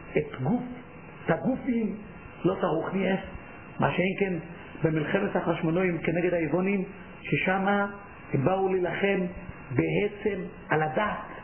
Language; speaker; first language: Hebrew; native; Hebrew